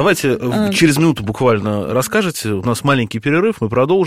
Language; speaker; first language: Russian; native; Russian